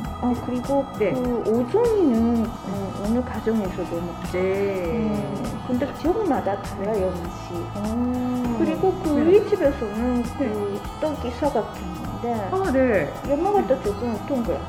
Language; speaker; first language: Korean; non-native, fluent; Japanese